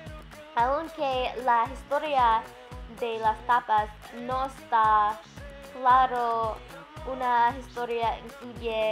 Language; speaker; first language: Spanish; non-native, learner; English